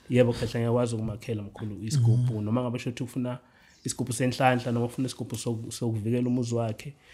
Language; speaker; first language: Zulu; non-native, local second language; Swati